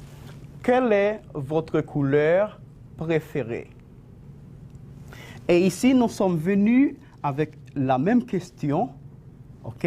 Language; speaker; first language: French; non-native, fluent; Spanish